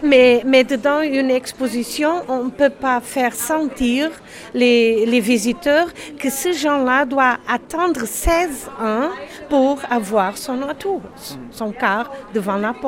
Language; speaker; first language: French; non-native, learner; German